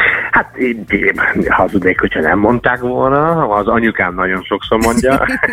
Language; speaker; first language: Hungarian; non-native, fluent; English